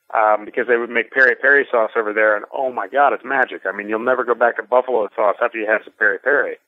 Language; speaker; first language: English; native; English